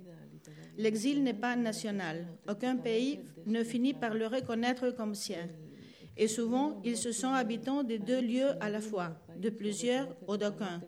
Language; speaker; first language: French; non-native, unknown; Spanish